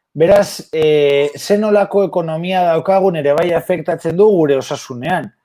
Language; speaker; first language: Basque; non-native, local second language; Spanish